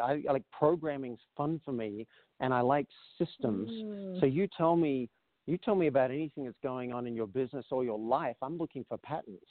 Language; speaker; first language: English; native; English